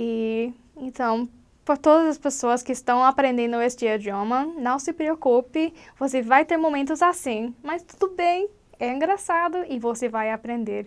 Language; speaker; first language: Portuguese; non-native, learner; English